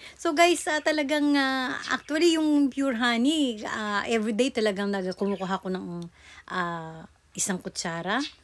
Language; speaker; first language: Filipino; non-native, local second language; Cebuano